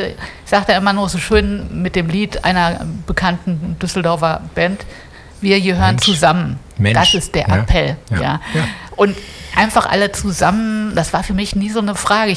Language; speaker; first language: German; native; German